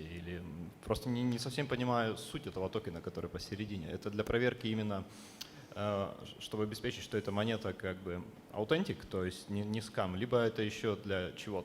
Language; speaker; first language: Russian; native; Russian